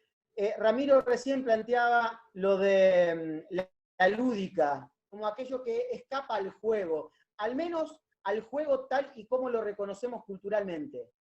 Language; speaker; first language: Spanish; native; Spanish